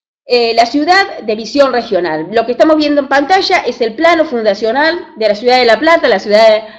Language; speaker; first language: Spanish; native; Spanish